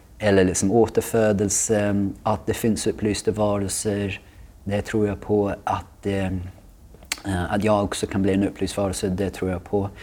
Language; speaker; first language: Swedish; non-native, fluent; English